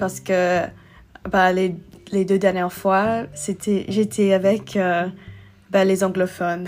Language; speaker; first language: French; non-native, learner; English